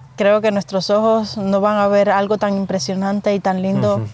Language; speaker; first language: Spanish; native; Spanish